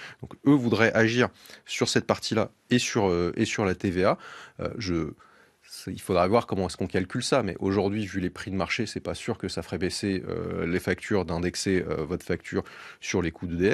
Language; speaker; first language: French; native; French